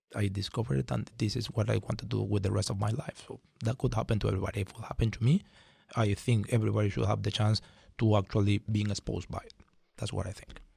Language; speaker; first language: English; non-native, fluent; Spanish